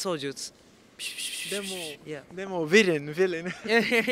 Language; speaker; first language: Japanese; non-native, learner; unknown